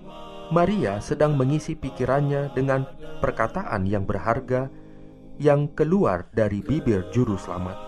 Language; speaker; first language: Indonesian; native; Indonesian